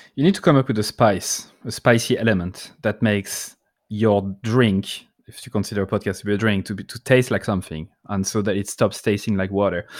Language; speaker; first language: English; non-native, fluent; French